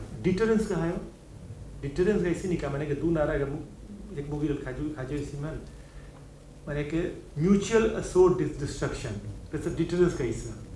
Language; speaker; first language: Korean; non-native, learner; Hindi